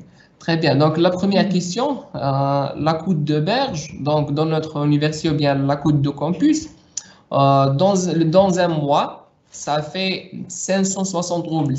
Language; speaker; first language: French; non-native, local second language; Arabic